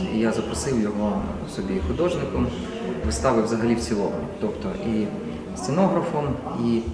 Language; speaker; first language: Ukrainian; non-native, local second language; Russian